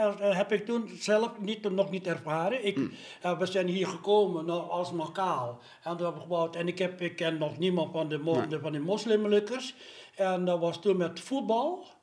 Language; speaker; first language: Dutch; early bilingual, other home language; Malay